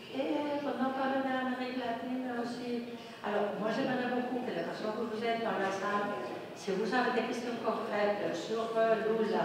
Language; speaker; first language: French; non-native, fluent; Spanish